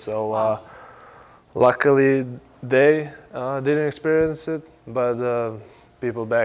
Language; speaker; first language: English; non-native, fluent; Slovenian